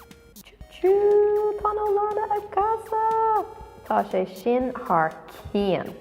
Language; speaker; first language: Irish; non-native, local second language; English